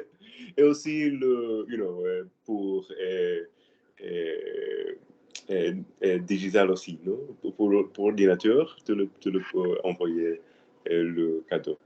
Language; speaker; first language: French; non-native, learner; Spanish